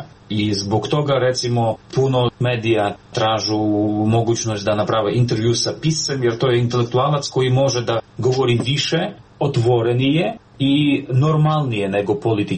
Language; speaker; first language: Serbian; non-native, fluent; Ukrainian